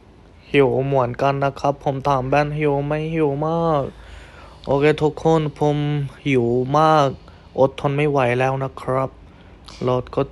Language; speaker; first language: Thai; non-native, fluent; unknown